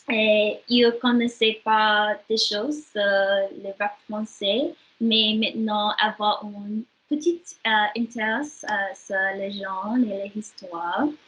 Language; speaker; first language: French; non-native, learner; English